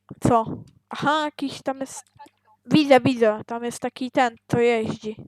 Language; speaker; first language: Polish; native; Polish